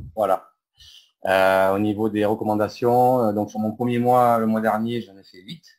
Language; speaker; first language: French; native; French